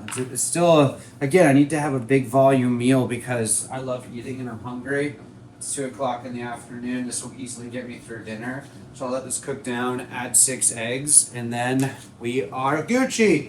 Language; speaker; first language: English; native; English